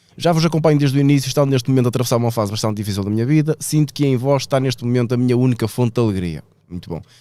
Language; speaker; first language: Portuguese; native; Portuguese